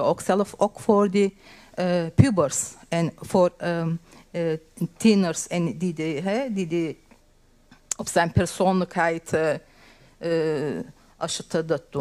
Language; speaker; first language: Dutch; non-native, learner; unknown